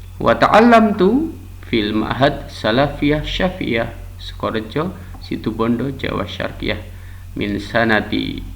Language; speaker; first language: Arabic; non-native, fluent; Indonesian